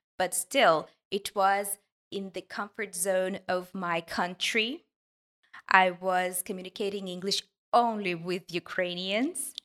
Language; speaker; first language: English; non-native, fluent; Ukrainian